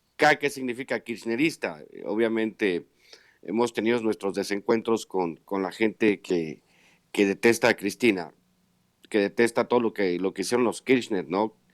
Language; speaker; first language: Spanish; native; Spanish